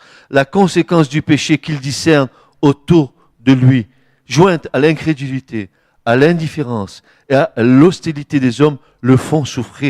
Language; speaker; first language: French; native; French